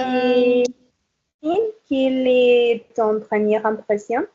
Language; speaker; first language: French; non-native, learner; Spanish